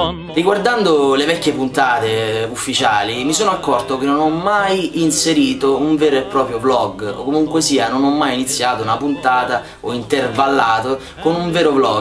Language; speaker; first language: Italian; native; Italian